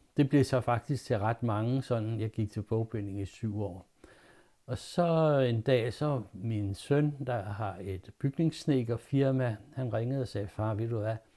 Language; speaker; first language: Danish; native; Danish